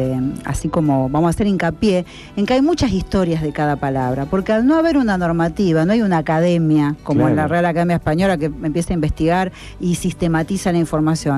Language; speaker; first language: Spanish; native; Spanish